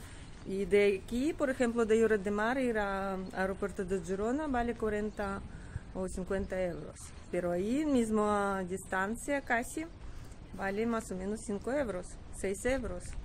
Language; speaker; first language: Spanish; non-native, learner; Russian